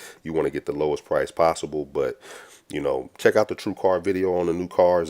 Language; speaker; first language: English; native; English